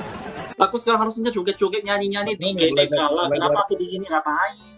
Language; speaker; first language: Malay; non-native, fluent; Korean